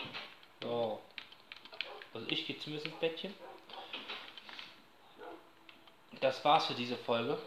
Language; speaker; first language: German; native; German